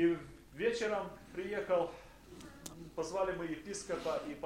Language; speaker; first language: Polish; non-native, learner; Russian